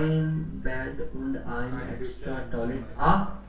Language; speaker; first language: German; non-native, learner; Hindi